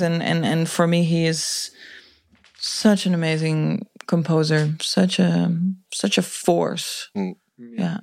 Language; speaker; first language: English; non-native, fluent; Dutch